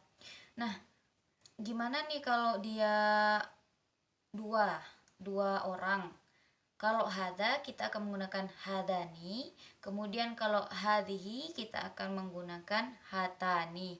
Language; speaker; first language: Indonesian; native; Indonesian